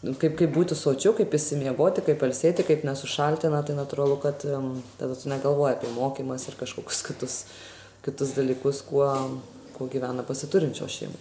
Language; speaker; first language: Lithuanian; native; Lithuanian